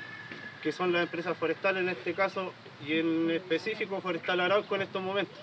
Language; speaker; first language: Spanish; native; Spanish